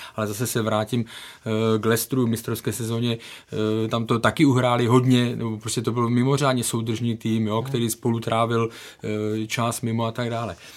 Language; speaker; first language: Czech; native; Czech